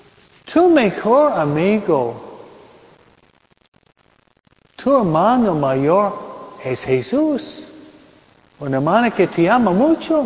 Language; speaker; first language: Spanish; non-native, fluent; English